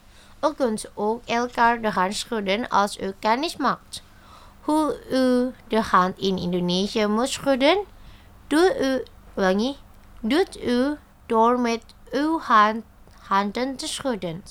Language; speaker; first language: Dutch; non-native, fluent; Indonesian